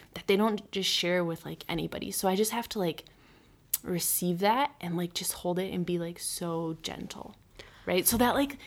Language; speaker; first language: English; native; English